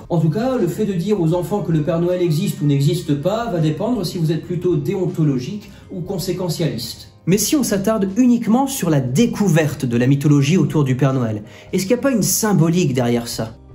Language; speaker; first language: French; native; French